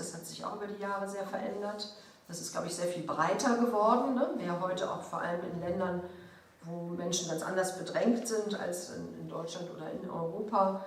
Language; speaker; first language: German; native; German